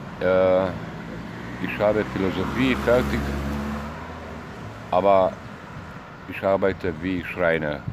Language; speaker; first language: German; non-native, learner; Bosnian